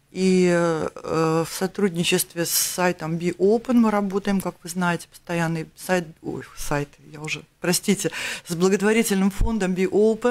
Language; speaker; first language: Russian; native; Russian